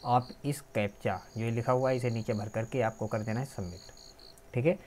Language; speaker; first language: Hindi; native; Hindi